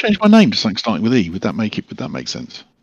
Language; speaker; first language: English; native; English